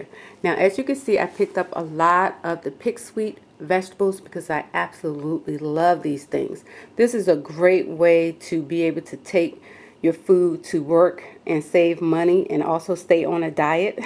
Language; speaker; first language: English; native; English